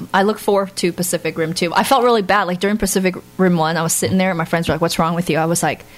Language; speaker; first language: English; native; English